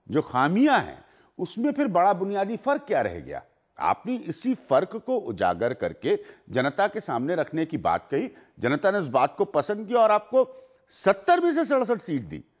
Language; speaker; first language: Hindi; native; Hindi